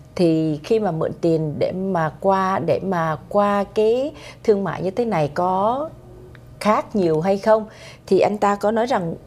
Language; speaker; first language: Vietnamese; native; Vietnamese